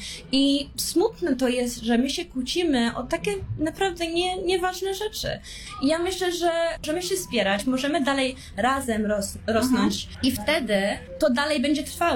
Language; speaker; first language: Polish; early bilingual, heritage; Polish